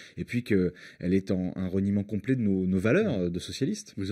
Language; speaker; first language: French; native; French